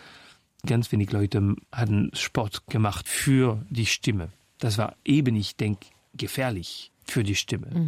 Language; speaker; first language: German; non-native, fluent; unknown